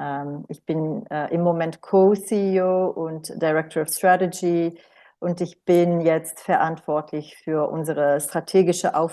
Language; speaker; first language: German; non-native, fluent; Romanian